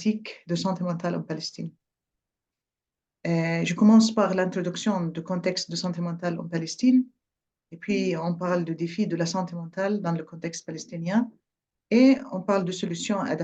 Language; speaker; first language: French; non-native, fluent; Arabic